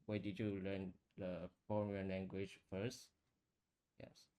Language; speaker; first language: English; non-native, learner; Chinese